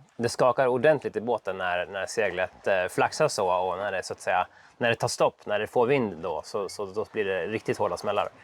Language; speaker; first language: Swedish; native; Swedish